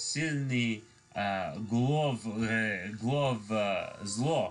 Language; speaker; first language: Russian; non-native, learner; English